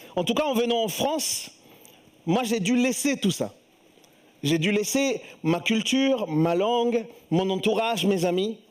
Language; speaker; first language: French; early bilingual, other home language; Spanish